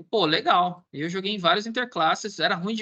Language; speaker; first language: Portuguese; native; Portuguese